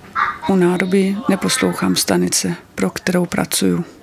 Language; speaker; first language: Czech; non-native, fluent; Danish